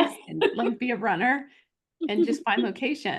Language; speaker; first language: English; native; English